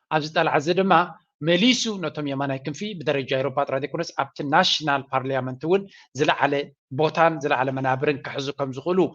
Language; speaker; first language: Tigrinya; native; Tigrinya